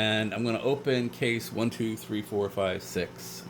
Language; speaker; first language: English; native; English